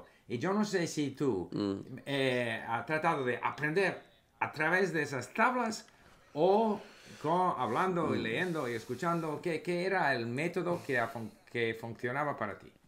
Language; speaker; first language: Spanish; non-native, fluent; English